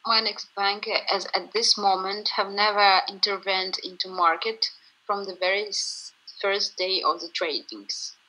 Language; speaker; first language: English; non-native, fluent; Russian